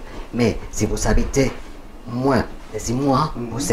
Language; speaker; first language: French; non-native, learner; Spanish